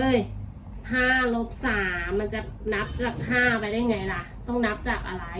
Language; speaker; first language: Thai; native; Thai